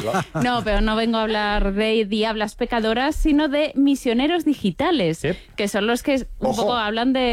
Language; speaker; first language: Spanish; native; Spanish